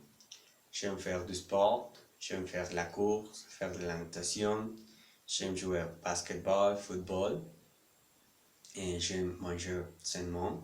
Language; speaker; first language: French; non-native, learner; Spanish